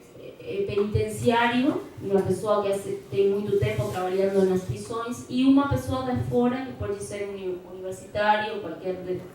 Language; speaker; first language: Portuguese; non-native, fluent; Spanish